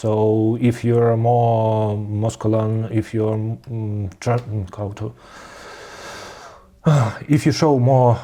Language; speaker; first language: English; non-native, learner; Russian